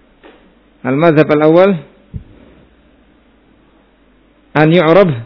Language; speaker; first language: Arabic; non-native, fluent; Indonesian